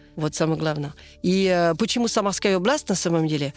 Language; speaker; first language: Russian; non-native, learner; French